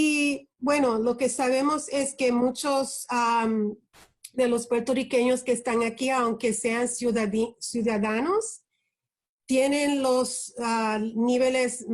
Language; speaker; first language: Spanish; early bilingual, heritage; Spanish